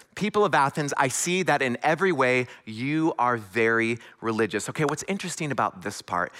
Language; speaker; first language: English; native; English